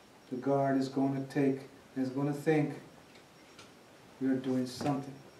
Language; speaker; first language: English; early bilingual, other home language; Spanish